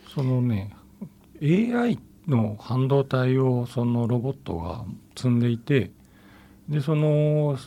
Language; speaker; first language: Japanese; native; Japanese